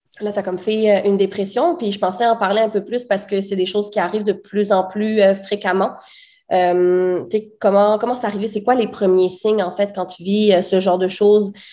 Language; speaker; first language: French; native; French